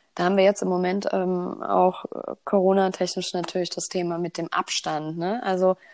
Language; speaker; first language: German; native; German